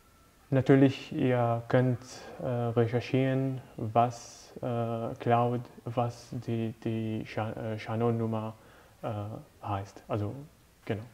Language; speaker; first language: German; non-native, learner; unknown